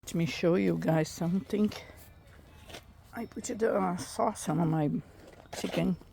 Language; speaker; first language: English; non-native, fluent; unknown